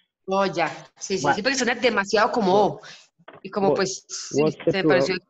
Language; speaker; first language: Spanish; native; Spanish